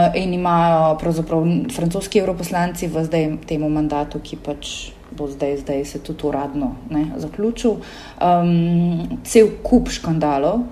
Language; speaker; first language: Slovenian; native; Slovenian